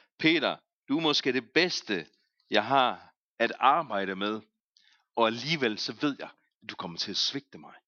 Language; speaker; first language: Danish; native; Danish